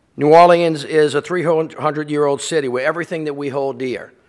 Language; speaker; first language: English; native; English